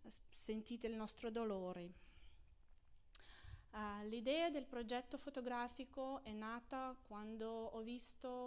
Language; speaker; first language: Italian; non-native, fluent; Ukrainian